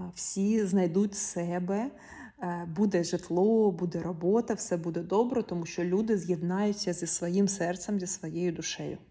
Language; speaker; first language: Ukrainian; non-native, local second language; Russian